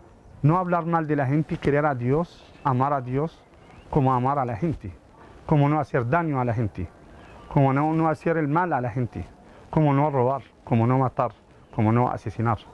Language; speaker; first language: Spanish; non-native, fluent; Arabic